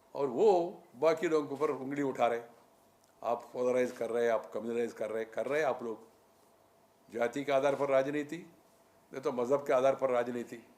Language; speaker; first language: Hindi; non-native, local second language; Telugu